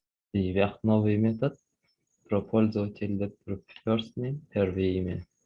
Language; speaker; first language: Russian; non-native, local second language; Kyrgyz